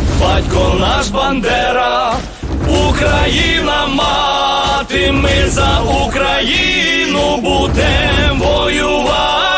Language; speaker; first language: Ukrainian; native; Ukrainian